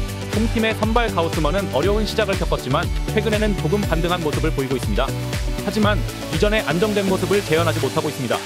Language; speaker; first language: Korean; native; Korean